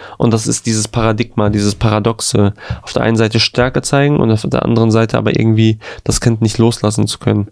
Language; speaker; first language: German; early bilingual, other home language; Albanian